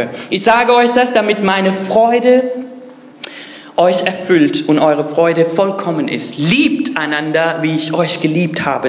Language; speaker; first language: German; non-native, fluent; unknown